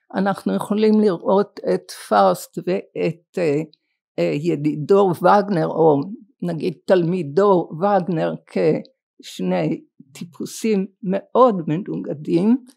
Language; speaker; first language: Hebrew; native; Hebrew